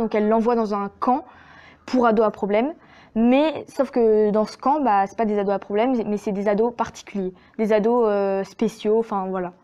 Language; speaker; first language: French; native; French